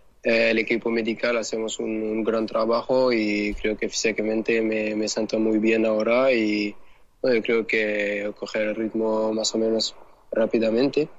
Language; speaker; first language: Spanish; non-native, fluent; French